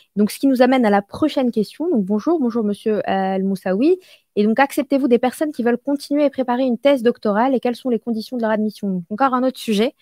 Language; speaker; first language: French; non-native, local second language; Arabic